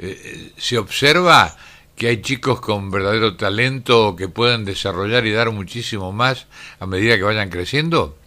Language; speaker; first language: Spanish; native; Spanish